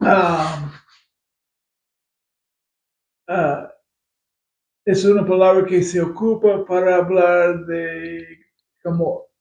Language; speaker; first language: Spanish; non-native, fluent; English